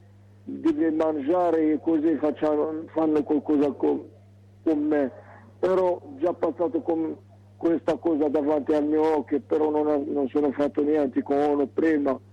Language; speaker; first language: Italian; non-native, learner; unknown